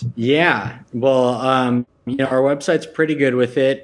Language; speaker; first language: English; native; English